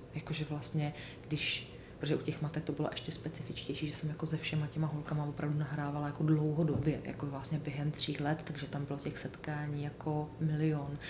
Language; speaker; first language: Czech; native; Czech